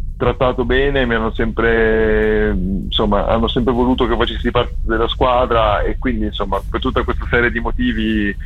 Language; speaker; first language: Italian; native; Italian